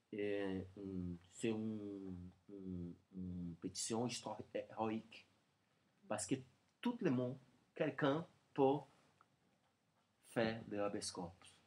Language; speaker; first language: French; non-native, learner; Portuguese